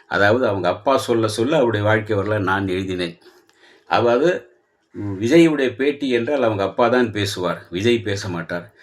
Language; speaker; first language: Tamil; native; Tamil